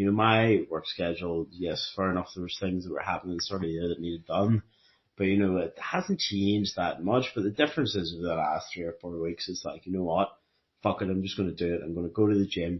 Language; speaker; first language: English; native; English